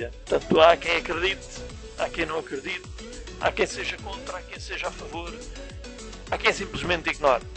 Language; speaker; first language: Portuguese; native; Portuguese